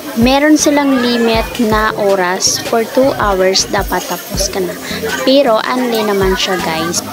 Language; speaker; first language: Filipino; non-native, local second language; Hiligaynon